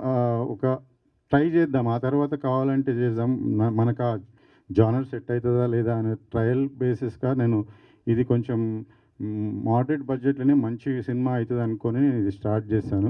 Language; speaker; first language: Telugu; native; Telugu